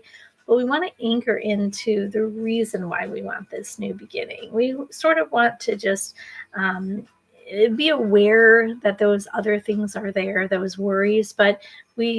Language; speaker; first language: English; native; English